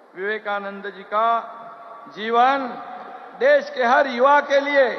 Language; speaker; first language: Hindi; non-native, local second language; Marathi